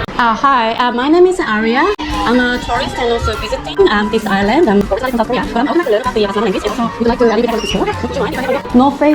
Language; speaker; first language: English; non-native, fluent; Korean